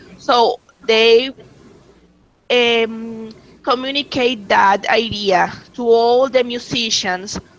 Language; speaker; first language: English; non-native, learner; Spanish